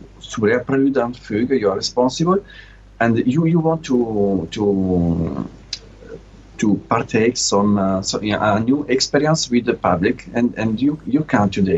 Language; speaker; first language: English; non-native, learner; Italian